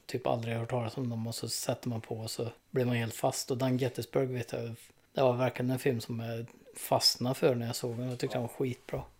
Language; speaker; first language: Swedish; native; Swedish